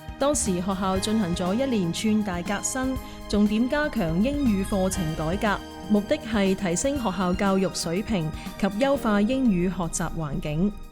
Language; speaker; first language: Cantonese; native; Cantonese